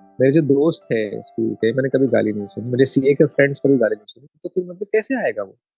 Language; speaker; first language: Hindi; non-native, local second language; Marathi